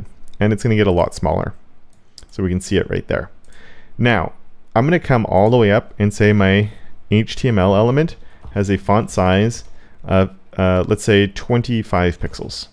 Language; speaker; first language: English; native; English